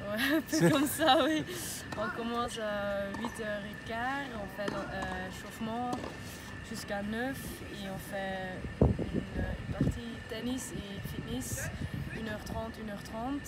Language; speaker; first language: French; non-native, learner; Dutch